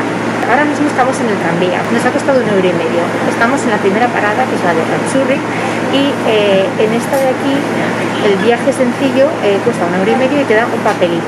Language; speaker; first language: Spanish; native; Spanish